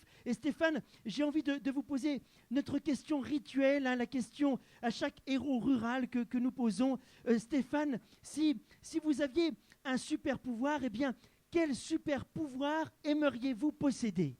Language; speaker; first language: French; native; French